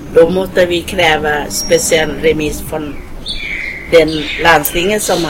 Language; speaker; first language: Swedish; non-native, fluent; Thai